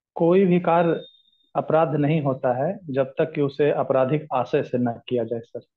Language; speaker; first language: Hindi; native; Hindi